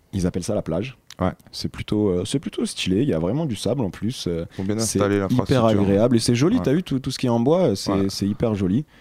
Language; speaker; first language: French; native; French